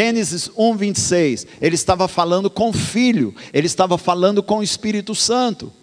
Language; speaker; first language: Portuguese; native; Portuguese